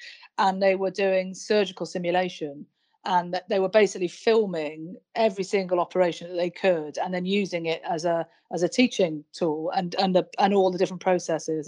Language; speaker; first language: English; native; English